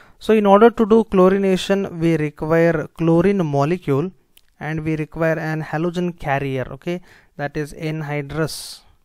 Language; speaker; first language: English; non-native, local second language; Kannada